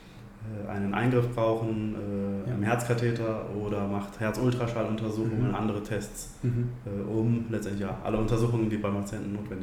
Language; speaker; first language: German; native; German